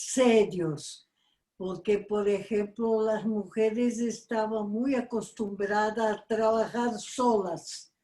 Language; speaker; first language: Spanish; non-native, fluent; Portuguese